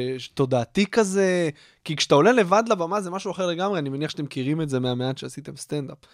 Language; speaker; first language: Hebrew; native; Hebrew